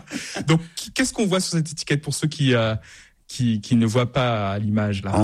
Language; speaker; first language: French; native; French